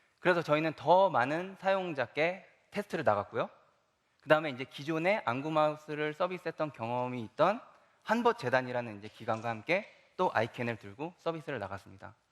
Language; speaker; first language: Korean; native; Korean